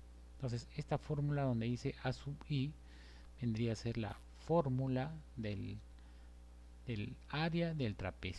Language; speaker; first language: Spanish; native; Spanish